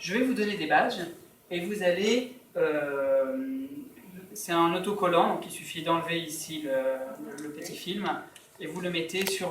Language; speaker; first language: French; native; French